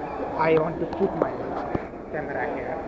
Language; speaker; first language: English; non-native, learner; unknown